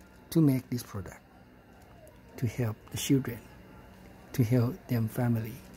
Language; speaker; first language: English; non-native, learner; Thai